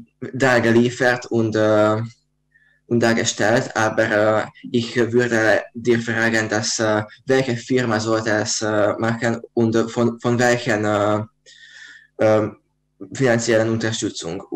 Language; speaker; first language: German; non-native, learner; Hungarian